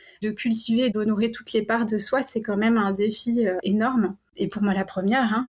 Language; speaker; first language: French; native; French